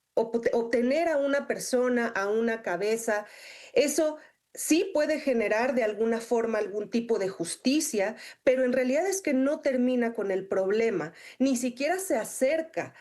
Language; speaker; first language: Spanish; native; Spanish